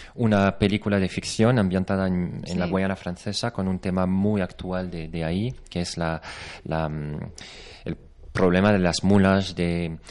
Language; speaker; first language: Spanish; non-native, fluent; French